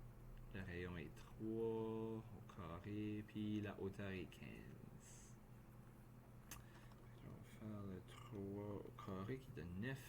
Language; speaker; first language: French; native; French